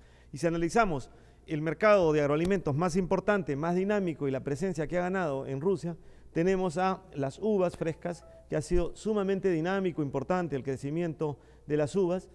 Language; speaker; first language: Spanish; native; Spanish